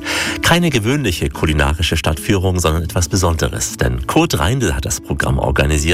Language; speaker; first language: German; native; German